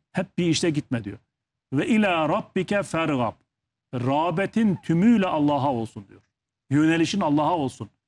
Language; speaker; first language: Turkish; native; Turkish